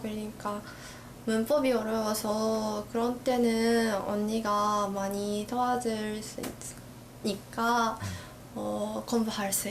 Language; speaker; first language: Korean; non-native, learner; Japanese